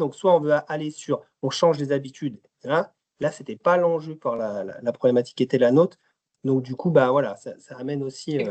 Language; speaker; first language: French; native; French